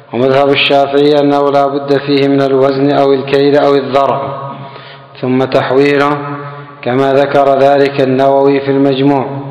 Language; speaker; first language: Arabic; native; Arabic